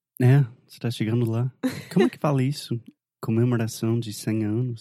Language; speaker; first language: Portuguese; non-native, fluent; English